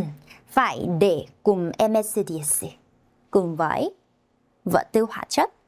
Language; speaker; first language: Vietnamese; non-native, fluent; Korean